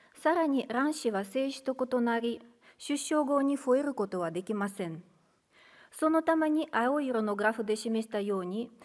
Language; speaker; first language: Japanese; non-native, fluent; Russian